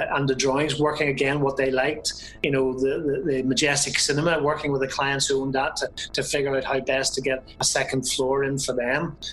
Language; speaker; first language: English; native; English